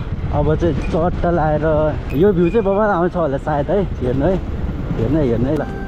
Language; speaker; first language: Nepali; native; Nepali